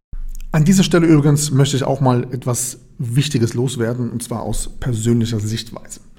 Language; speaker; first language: German; native; German